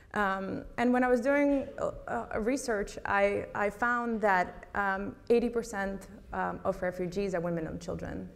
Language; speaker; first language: English; non-native, fluent; Russian